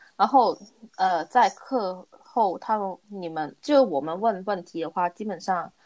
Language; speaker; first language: Chinese; non-native, local second language; Cantonese